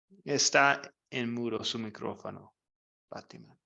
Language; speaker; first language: Spanish; non-native, fluent; English